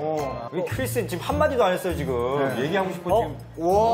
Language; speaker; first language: Korean; native; Korean